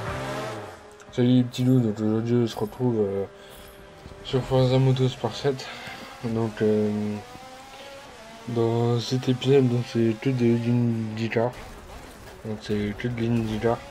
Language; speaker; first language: French; native; French